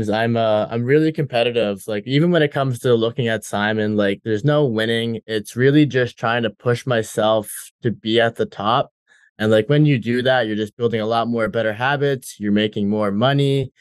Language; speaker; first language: English; native; English